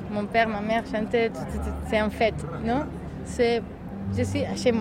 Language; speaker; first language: French; non-native, learner; Catalan